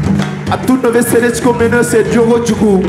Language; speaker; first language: Czech; non-native, learner; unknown